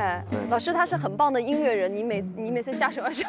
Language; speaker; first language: Chinese; native; Chinese